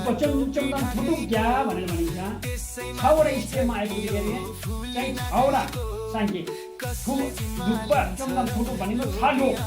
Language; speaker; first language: Nepali; non-native, local second language; Eastern Tamang